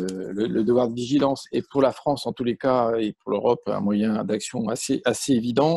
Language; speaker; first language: French; native; French